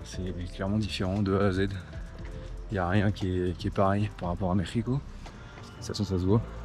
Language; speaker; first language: French; native; French